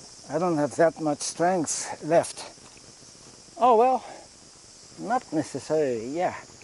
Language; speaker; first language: English; non-native, fluent; Japanese